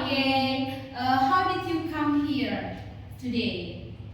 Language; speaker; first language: English; non-native, learner; Indonesian